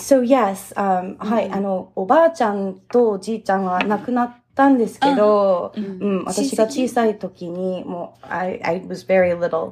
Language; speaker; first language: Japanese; early bilingual, heritage; English